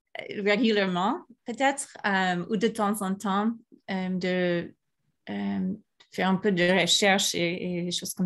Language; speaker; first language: French; non-native, fluent; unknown